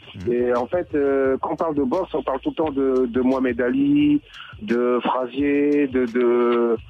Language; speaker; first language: French; native; French